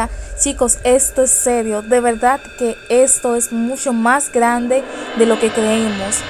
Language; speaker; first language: Spanish; native; Spanish